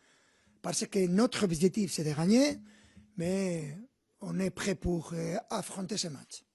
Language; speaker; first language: French; non-native, fluent; Spanish